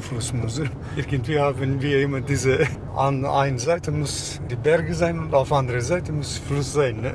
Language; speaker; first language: German; non-native, learner; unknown